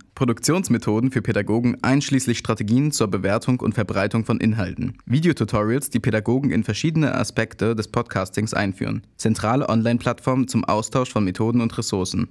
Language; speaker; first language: German; native; German